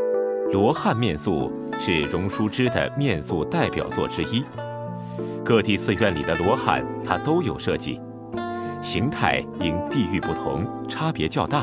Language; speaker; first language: Chinese; native; Chinese